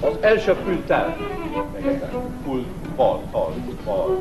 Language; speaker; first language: Hungarian; non-native, learner; English